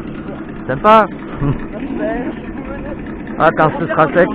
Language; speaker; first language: French; native; French